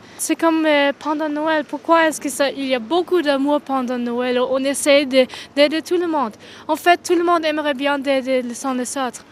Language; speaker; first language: French; non-native, learner; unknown